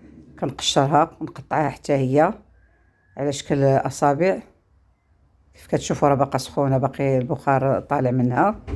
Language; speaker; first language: Arabic; native; Arabic